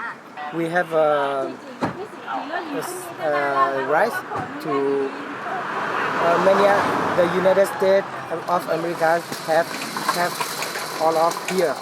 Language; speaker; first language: English; non-native, learner; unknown